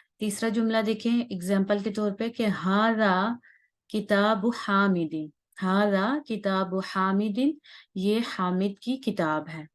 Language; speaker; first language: Urdu; native; Urdu